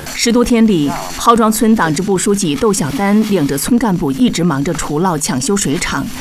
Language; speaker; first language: Chinese; native; Chinese